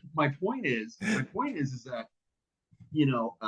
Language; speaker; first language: English; native; English